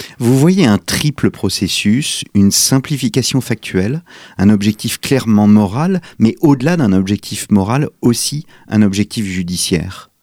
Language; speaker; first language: French; native; French